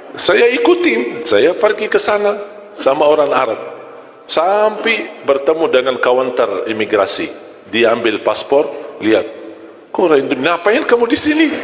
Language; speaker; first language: Malay; non-native, fluent; Arabic